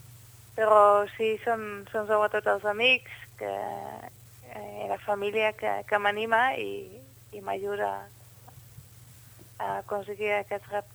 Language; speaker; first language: Catalan; non-native, fluent; Dutch